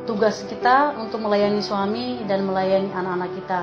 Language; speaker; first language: Indonesian; non-native, local second language; Nias